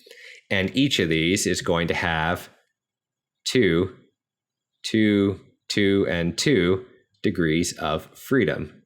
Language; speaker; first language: English; native; English